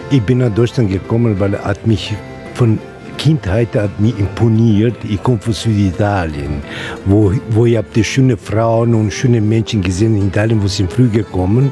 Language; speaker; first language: German; non-native, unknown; Italian